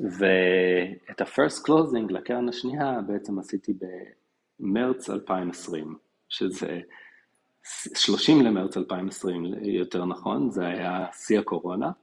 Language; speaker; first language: Hebrew; native; Hebrew